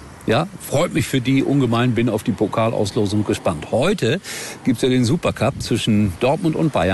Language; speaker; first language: German; native; German